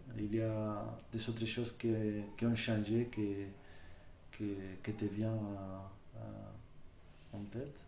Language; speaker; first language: French; non-native, fluent; Spanish